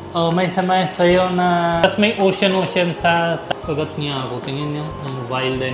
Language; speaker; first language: Filipino; non-native, learner; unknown